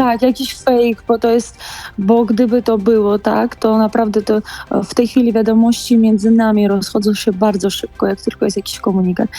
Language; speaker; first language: Polish; non-native, fluent; Georgian